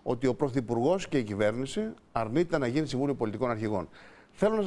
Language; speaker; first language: Greek; native; Greek